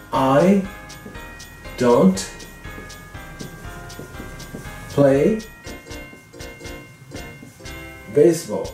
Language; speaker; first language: English; non-native, fluent; Japanese